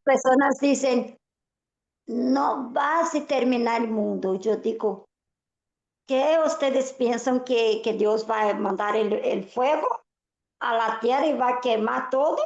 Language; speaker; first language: Spanish; non-native, fluent; Portuguese